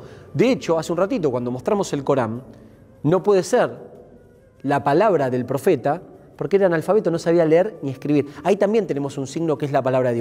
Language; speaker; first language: Spanish; native; Spanish